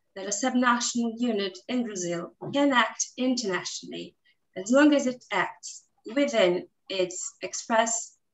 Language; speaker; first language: English; non-native, fluent; Portuguese